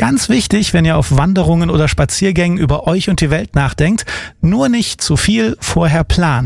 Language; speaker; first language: German; native; German